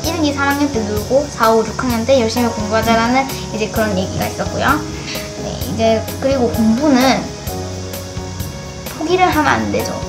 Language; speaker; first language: Korean; native; Korean